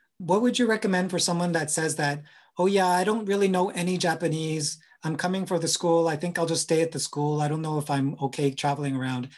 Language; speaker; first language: English; native; English